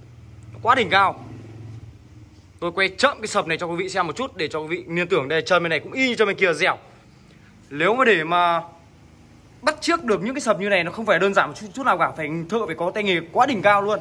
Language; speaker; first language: Vietnamese; native; Vietnamese